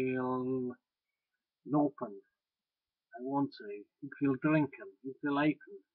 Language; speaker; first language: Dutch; non-native, learner; English